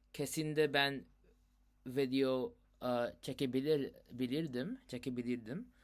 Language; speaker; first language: Turkish; non-native, learner; Urdu